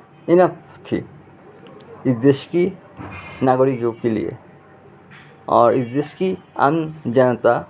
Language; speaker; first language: Hindi; non-native, fluent; Bangla